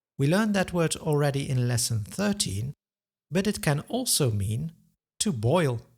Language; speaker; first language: English; non-native, fluent; Dutch